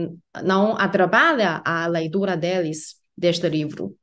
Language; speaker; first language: Portuguese; non-native, fluent; Chinese